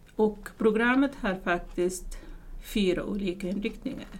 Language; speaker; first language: Swedish; non-native, fluent; Arabic